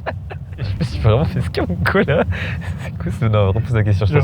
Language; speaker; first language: French; native; French